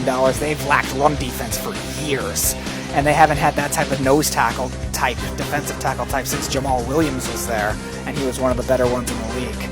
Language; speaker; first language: English; native; English